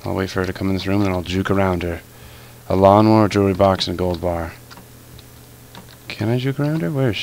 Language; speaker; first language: English; native; English